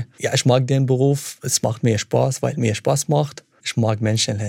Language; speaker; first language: German; non-native, fluent; Arabic